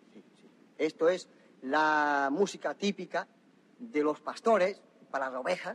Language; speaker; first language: Spanish; non-native, local second language; Catalan